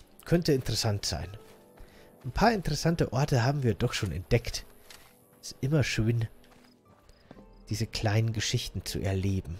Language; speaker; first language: German; native; German